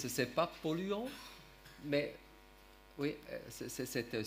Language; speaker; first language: French; non-native, learner; German